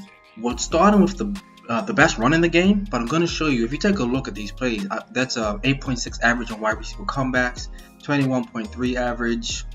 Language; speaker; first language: English; native; English